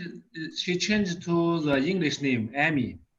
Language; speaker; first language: English; non-native, learner; Chinese